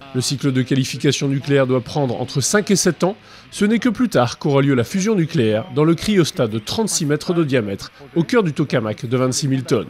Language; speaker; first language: French; native; French